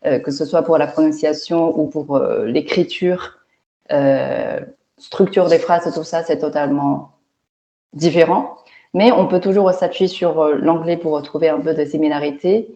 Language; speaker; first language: French; non-native, fluent; Chinese